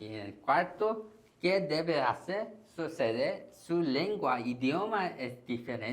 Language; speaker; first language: Spanish; non-native, learner; Korean